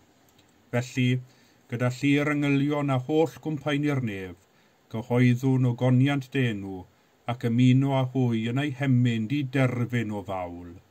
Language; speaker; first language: Welsh; native; Welsh